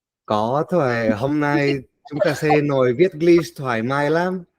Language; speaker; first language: Vietnamese; non-native, fluent; Spanish